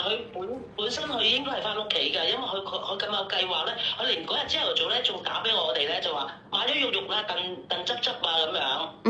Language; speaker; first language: Cantonese; native; Cantonese